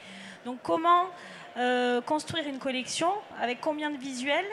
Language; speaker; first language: French; native; French